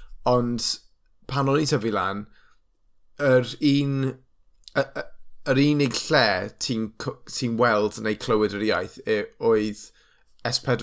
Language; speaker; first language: Welsh; non-native, local second language; English